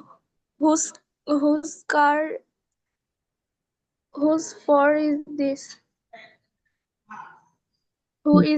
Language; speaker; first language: English; non-native, learner; Bangla